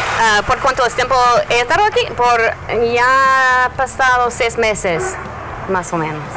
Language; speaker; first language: Spanish; non-native, learner; English